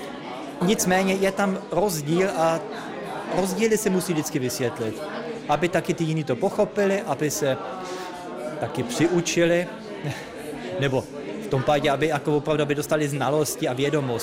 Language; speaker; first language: Czech; early bilingual, heritage; German